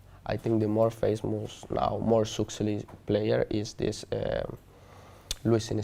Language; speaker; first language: English; non-native, learner; Spanish